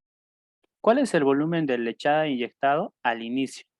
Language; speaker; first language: Spanish; native; Spanish